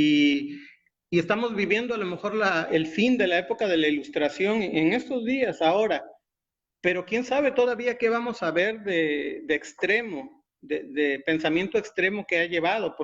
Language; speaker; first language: Spanish; native; Spanish